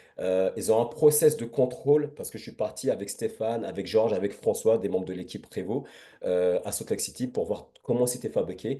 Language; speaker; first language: French; native; French